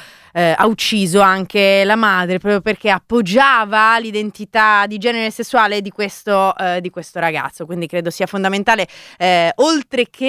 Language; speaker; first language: Italian; native; Italian